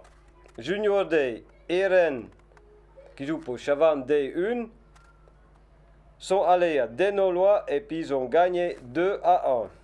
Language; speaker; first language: French; non-native, learner; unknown